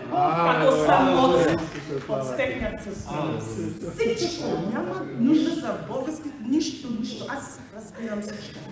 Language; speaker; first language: Bulgarian; non-native, learner; Macedonian